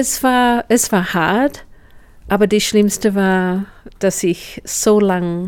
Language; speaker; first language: German; non-native, fluent; English